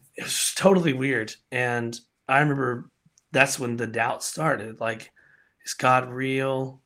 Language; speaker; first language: English; native; English